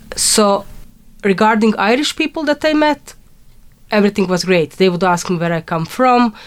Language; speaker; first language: English; non-native, fluent; Croatian